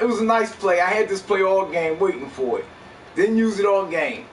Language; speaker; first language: English; native; English